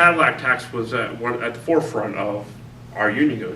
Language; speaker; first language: English; native; English